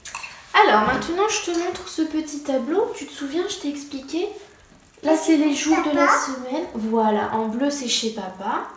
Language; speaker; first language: French; native; French